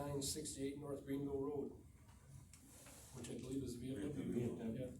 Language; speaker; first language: English; native; English